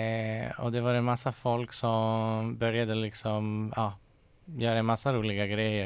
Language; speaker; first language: Swedish; non-native, fluent; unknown